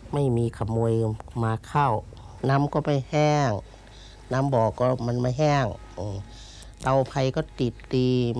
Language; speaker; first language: Thai; non-native, local second language; Shan